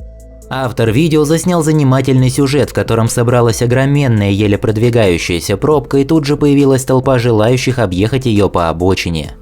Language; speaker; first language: Russian; native; Russian